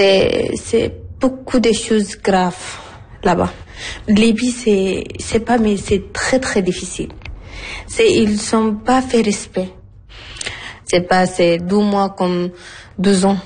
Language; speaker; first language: French; non-native, learner; Arabic